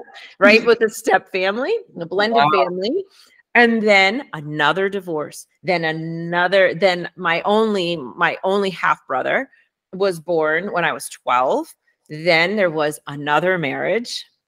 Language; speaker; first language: English; early bilingual, other home language; Spanish